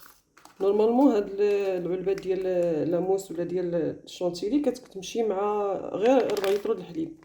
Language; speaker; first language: Arabic; native; Arabic